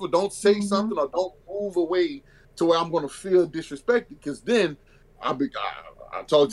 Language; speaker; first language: English; native; English